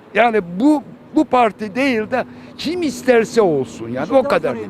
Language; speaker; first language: Turkish; native; Turkish